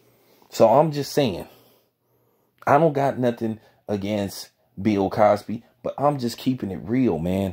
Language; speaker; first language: English; native; English